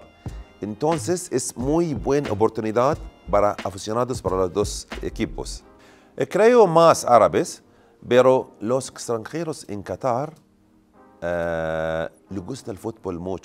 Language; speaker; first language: Spanish; non-native, learner; Arabic